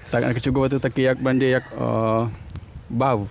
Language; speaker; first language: Polish; non-native, learner; Minangkabau